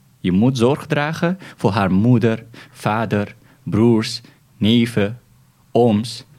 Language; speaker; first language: Dutch; non-native, fluent; Arabic